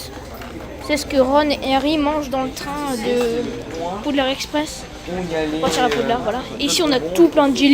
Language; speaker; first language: French; native; French